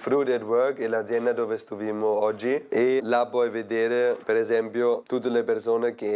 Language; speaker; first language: Italian; non-native, fluent; German